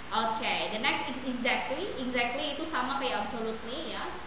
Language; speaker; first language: English; non-native, fluent; Indonesian